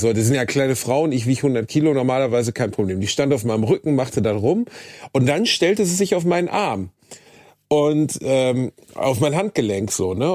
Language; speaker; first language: German; native; German